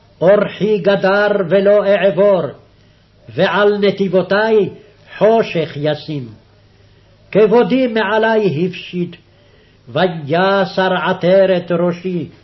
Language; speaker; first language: Hebrew; native; Hebrew